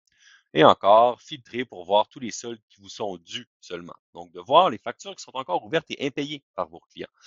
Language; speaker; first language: French; native; French